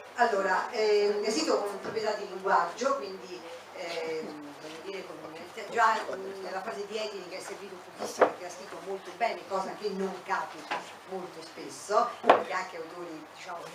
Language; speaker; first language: Italian; native; Italian